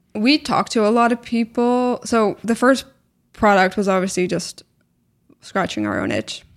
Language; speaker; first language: English; native; English